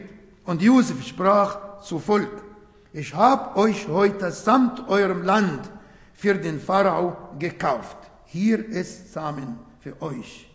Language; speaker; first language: German; non-native, fluent; Arabic